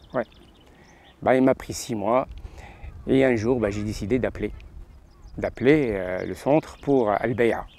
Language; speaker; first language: French; non-native, local second language; Arabic